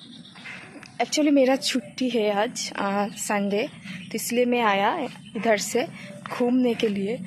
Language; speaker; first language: Hindi; non-native, local second language; Bangla